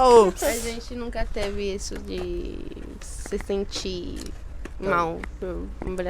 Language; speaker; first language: Portuguese; non-native, fluent; Spanish